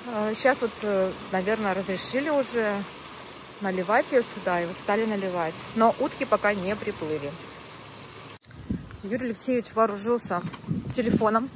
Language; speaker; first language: Russian; native; Russian